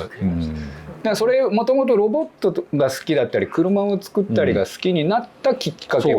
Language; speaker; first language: Japanese; native; Japanese